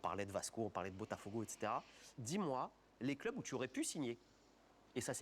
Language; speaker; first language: French; native; French